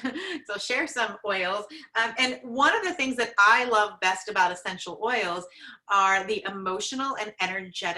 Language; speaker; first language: English; native; English